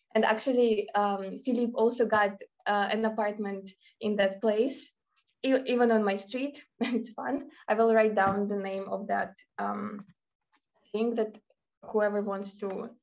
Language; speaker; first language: English; non-native, fluent; Russian